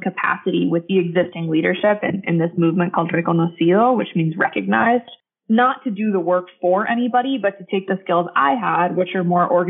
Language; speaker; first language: English; native; English